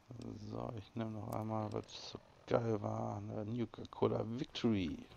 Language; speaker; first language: German; native; German